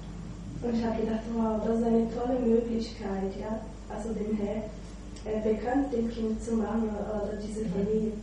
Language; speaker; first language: German; non-native, fluent; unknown